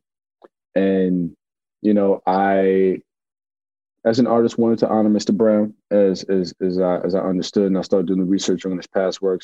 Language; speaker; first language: English; native; English